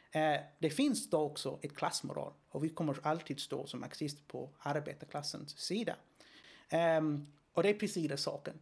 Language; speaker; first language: Swedish; non-native, fluent; Greek